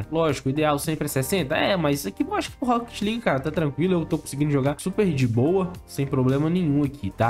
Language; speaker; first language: Portuguese; native; Portuguese